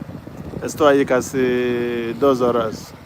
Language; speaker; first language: Spanish; non-native, learner; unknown